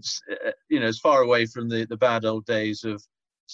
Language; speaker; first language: English; native; English